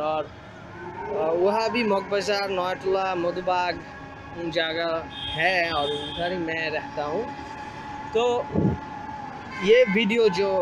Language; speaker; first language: Hindi; non-native, learner; Bangla